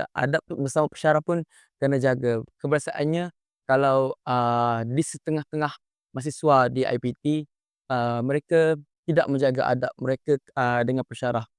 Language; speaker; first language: Malay; native; Malay